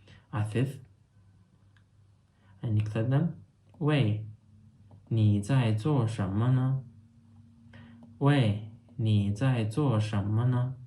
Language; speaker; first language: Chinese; non-native, fluent; Turkmen